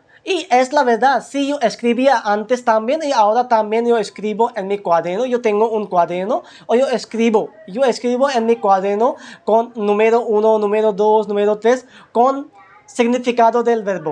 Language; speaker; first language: Spanish; non-native, learner; Hindi